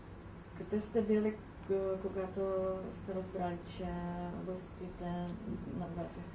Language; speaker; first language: Bulgarian; non-native, fluent; Czech